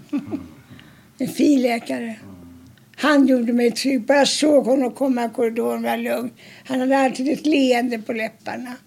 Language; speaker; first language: Swedish; early bilingual, other home language; German